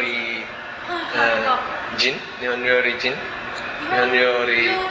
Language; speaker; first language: Japanese; non-native, learner; Cebuano